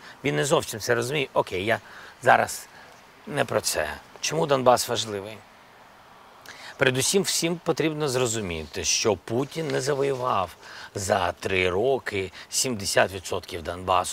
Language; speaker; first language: Ukrainian; non-native, local second language; Russian